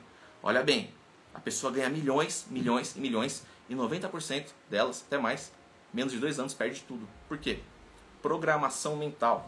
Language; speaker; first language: Portuguese; native; Portuguese